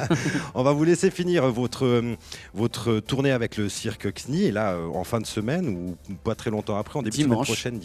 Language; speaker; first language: French; native; French